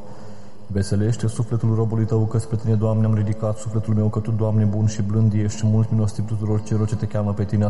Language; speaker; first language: Romanian; native; Romanian